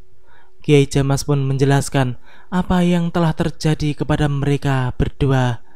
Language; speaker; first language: Indonesian; native; Indonesian